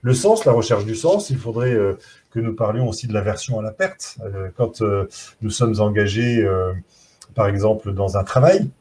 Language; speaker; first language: French; native; French